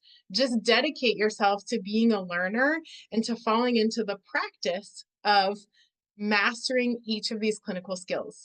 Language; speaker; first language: English; native; English